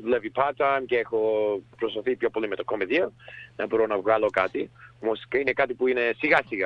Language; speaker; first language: Greek; early bilingual, heritage; English